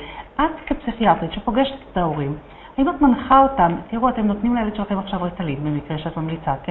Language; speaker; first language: Hebrew; native; Hebrew